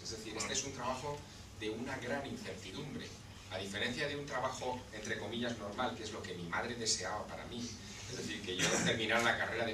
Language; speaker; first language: Spanish; native; Spanish